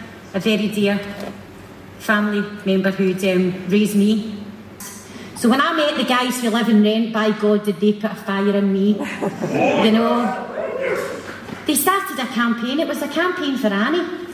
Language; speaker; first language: English; native; English